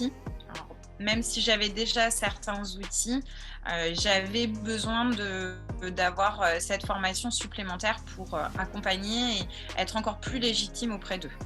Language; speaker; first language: French; native; French